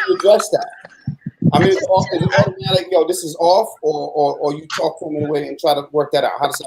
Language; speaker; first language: English; native; English